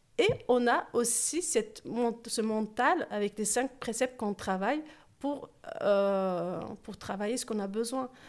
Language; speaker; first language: French; early bilingual, other home language; Turkish